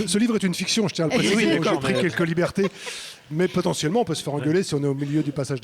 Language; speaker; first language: French; native; French